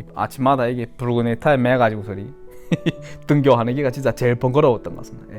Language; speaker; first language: Korean; early bilingual, heritage; Korean